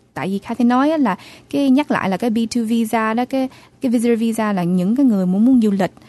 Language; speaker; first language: Vietnamese; early bilingual, heritage; Vietnamese